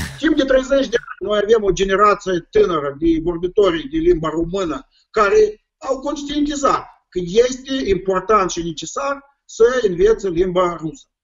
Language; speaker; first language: Romanian; non-native, local second language; Russian